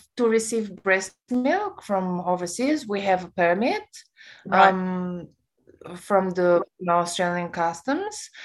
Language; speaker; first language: English; non-native, fluent; Romanian